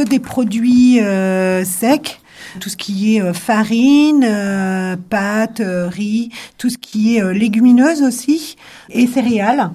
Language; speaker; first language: French; native; French